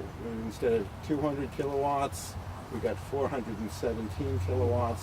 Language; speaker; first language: English; native; English